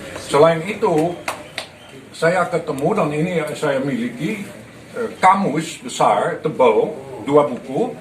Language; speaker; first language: Indonesian; non-native, fluent; Dutch